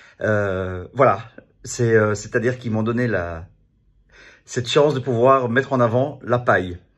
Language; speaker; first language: French; native; French